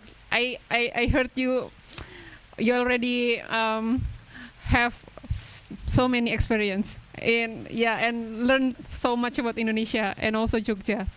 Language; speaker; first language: English; non-native, local second language; Indonesian